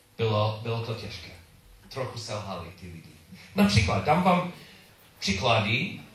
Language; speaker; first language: Czech; non-native, learner; English